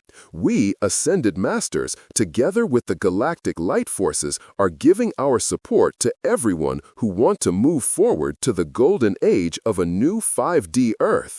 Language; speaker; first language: English; non-native, fluent; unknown